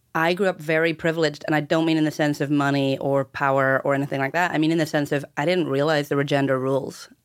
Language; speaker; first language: English; native; English